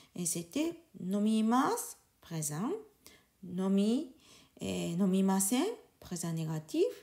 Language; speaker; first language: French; non-native, learner; Japanese